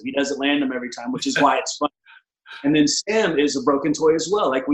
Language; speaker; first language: English; native; English